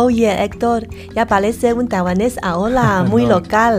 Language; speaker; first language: Spanish; non-native, fluent; Chinese